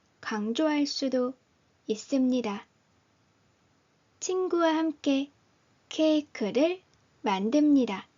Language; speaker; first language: Korean; native; Korean